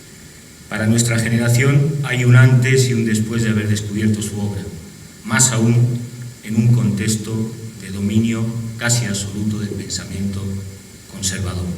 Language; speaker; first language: Spanish; native; Spanish